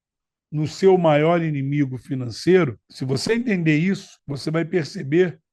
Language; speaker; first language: Portuguese; native; Portuguese